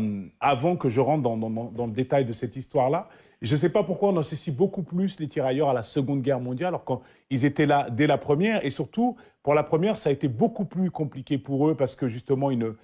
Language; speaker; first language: French; native; French